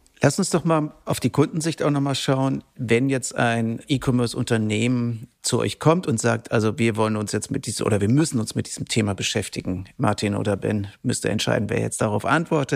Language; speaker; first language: German; native; German